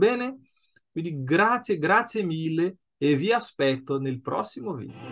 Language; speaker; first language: Italian; non-native, fluent; Portuguese